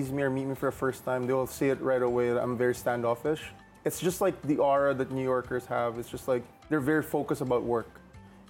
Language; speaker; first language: English; non-native, local second language; Filipino